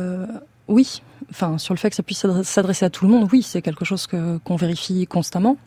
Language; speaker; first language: French; native; French